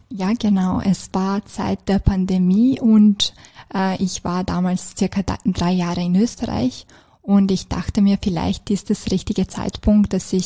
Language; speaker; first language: German; non-native, fluent; Serbian